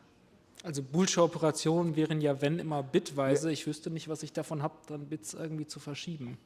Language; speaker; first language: German; native; German